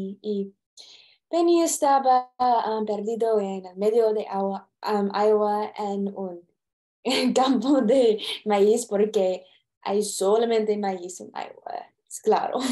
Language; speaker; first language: Spanish; non-native, learner; English